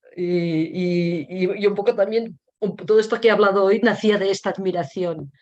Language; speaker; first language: Spanish; non-native, local second language; Catalan